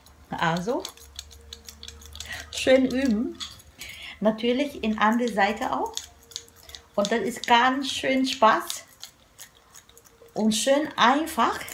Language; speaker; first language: German; non-native, learner; Vietnamese